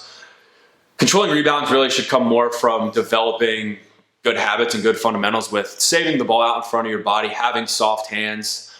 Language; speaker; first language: English; native; English